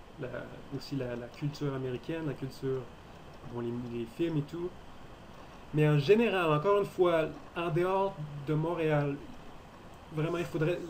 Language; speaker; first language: French; native; French